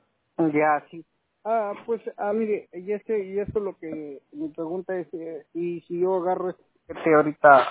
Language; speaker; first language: Spanish; native; Spanish